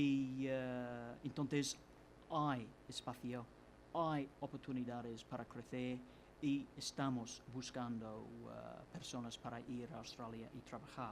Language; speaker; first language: Spanish; non-native, fluent; English